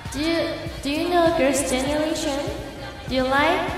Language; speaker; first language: English; non-native, learner; Korean